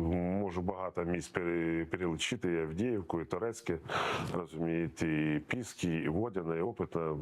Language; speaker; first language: Ukrainian; non-native, local second language; Russian